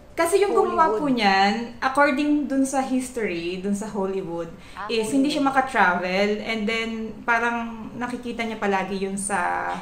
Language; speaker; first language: Filipino; native; Filipino